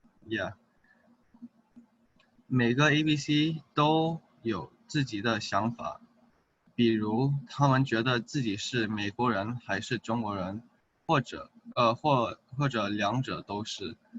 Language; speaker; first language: Chinese; early bilingual, heritage; English